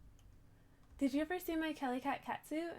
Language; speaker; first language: English; native; English